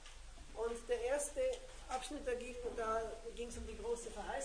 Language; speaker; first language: German; native; German